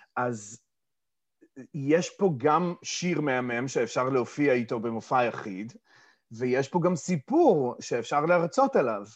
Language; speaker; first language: Hebrew; early bilingual, other home language; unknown